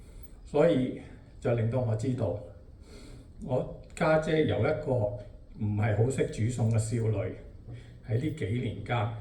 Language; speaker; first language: Cantonese; native; Cantonese